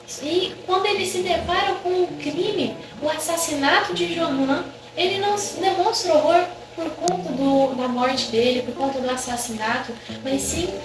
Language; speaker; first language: Portuguese; native; Portuguese